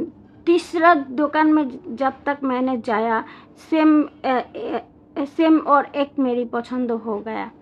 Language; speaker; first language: Hindi; non-native, learner; Bangla